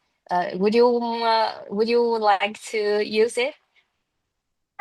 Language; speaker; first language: English; non-native, learner; Vietnamese